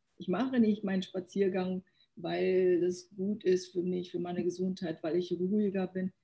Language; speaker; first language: German; early bilingual, other home language; Korean